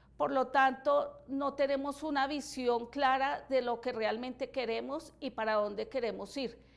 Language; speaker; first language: Spanish; native; Spanish